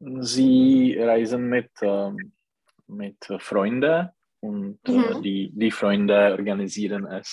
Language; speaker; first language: German; non-native, learner; Czech